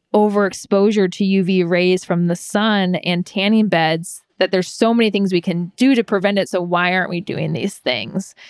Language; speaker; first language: English; native; English